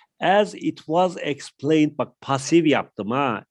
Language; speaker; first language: English; non-native, fluent; Turkish